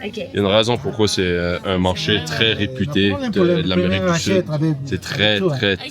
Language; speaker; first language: French; native; French